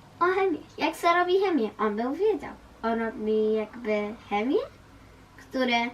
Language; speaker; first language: Polish; early bilingual, heritage; Polish